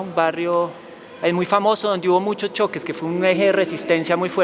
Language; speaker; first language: Spanish; native; Spanish